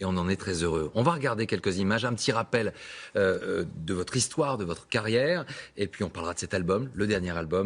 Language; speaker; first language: French; native; French